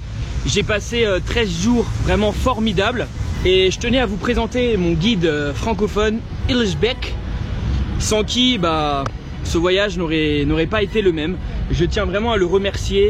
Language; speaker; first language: French; native; French